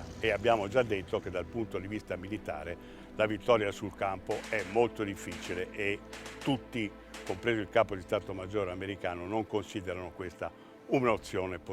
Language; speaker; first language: Italian; native; Italian